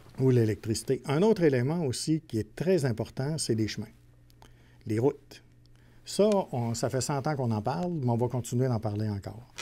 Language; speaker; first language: French; native; French